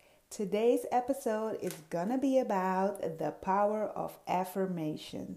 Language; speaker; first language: English; non-native, fluent; Dutch